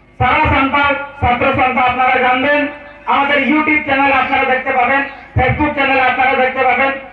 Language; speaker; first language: Bangla; non-native, local second language; Santali